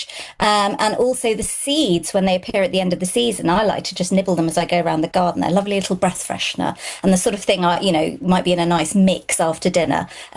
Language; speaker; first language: English; non-native, local second language; Gujarati